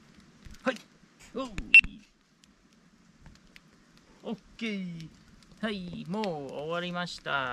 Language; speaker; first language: Japanese; non-native, fluent; English